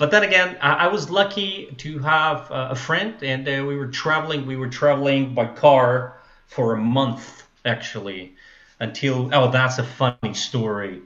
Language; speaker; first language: English; non-native, fluent; Russian